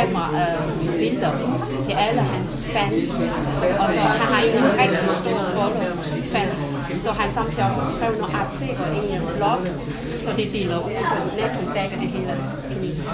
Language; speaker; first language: Danish; non-native, fluent; Chinese